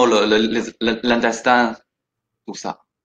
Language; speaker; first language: French; non-native, fluent; Chinese